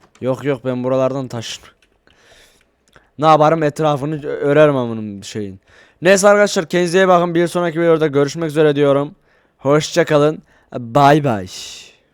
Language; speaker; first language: Turkish; native; Turkish